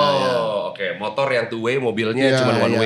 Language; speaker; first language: Indonesian; native; Indonesian